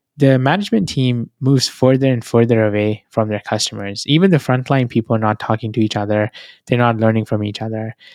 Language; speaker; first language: English; non-native, local second language; Hindi